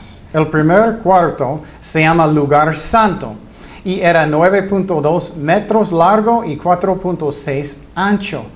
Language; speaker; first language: Spanish; non-native, fluent; English